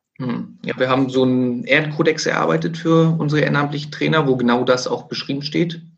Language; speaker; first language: German; native; German